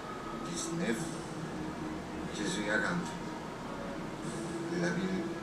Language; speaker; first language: French; non-native, learner; Spanish